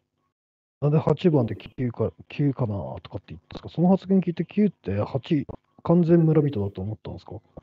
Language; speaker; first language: Japanese; native; Japanese